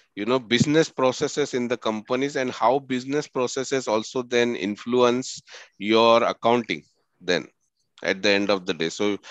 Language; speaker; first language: English; non-native, local second language; Marathi